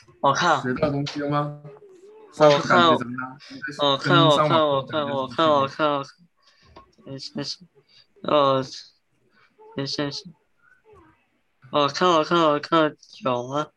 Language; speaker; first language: Chinese; early bilingual, heritage; Chinese